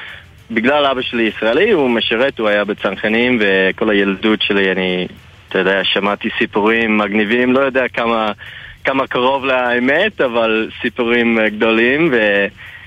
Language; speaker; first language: Hebrew; non-native, fluent; English